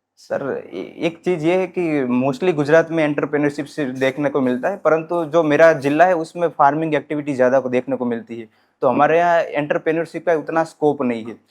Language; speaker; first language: Hindi; non-native, local second language; Gujarati